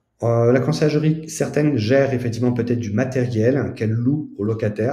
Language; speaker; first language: French; native; French